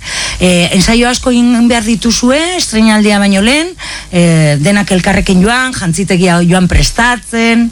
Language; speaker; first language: Basque; native; Basque